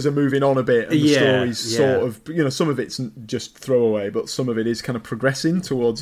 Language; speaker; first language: English; native; English